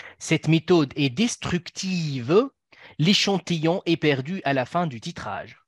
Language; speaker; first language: French; non-native, local second language; Arabic